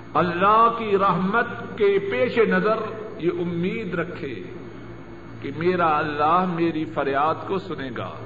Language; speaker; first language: Urdu; native; Urdu